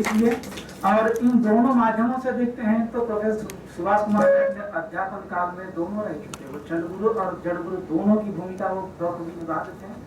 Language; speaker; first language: Hindi; native; Hindi